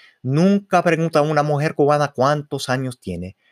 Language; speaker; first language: Spanish; early bilingual, heritage; Spanish